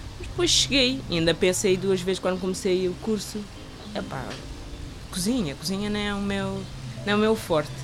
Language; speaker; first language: Portuguese; non-native, local second language; Kabuverdianu